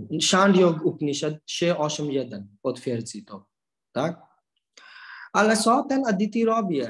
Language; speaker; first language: Polish; non-native, learner; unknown